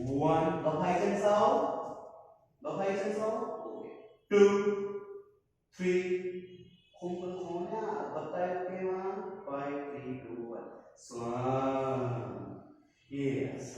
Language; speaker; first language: Vietnamese; non-native, learner; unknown